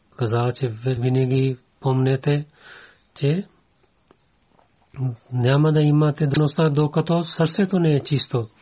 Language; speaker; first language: Bulgarian; non-native, learner; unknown